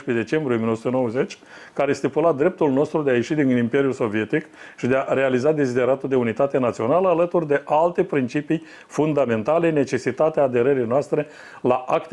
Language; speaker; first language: Romanian; native; Romanian